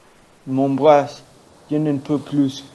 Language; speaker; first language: French; non-native, learner; Spanish